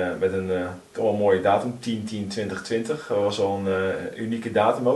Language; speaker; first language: Dutch; native; Dutch